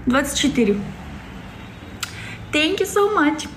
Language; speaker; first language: English; non-native, learner; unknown